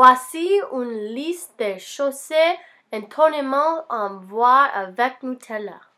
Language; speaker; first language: French; non-native, learner; English